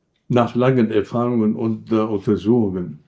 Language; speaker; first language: German; non-native, fluent; Arabic